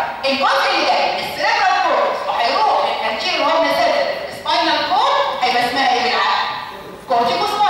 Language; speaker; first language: Arabic; native; Arabic